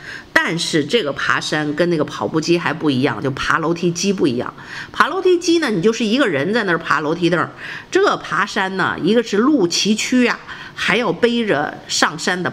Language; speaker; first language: Chinese; native; Chinese